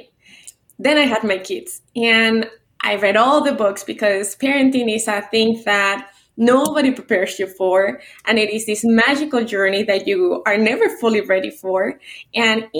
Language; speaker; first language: English; non-native, fluent; Spanish